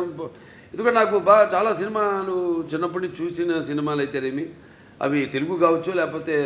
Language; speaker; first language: Telugu; native; Telugu